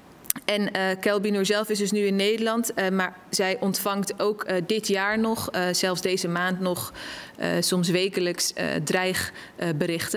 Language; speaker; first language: Dutch; native; Dutch